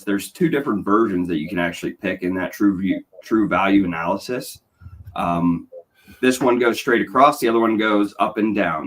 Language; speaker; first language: English; native; English